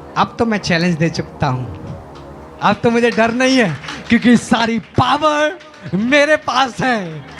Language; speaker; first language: Hindi; native; Hindi